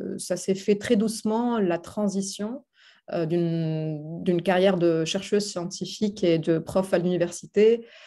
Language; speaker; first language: French; non-native, local second language; Arabic